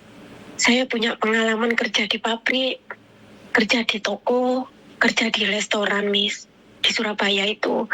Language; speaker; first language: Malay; non-native, local second language; Javanese